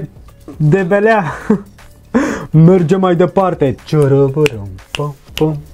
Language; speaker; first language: Romanian; native; Romanian